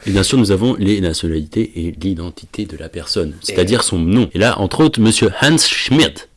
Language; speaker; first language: French; native; French